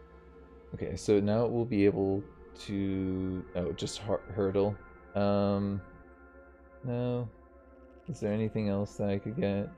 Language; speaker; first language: English; native; English